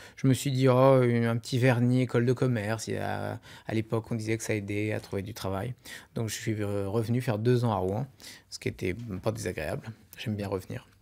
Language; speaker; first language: French; native; French